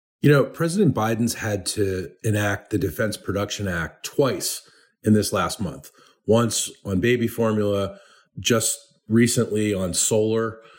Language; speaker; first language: English; native; English